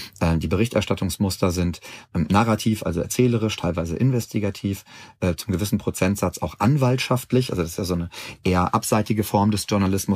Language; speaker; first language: German; native; German